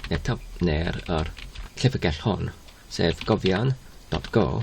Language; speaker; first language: Welsh; non-native, learner; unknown